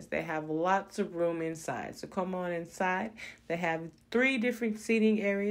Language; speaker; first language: English; native; English